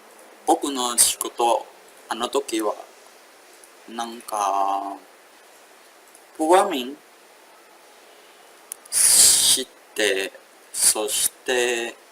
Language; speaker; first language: Japanese; non-native, learner; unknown